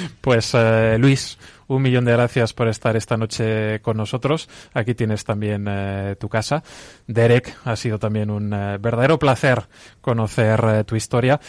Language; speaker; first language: Spanish; native; Spanish